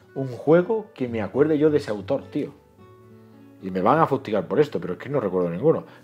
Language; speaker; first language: Spanish; native; Spanish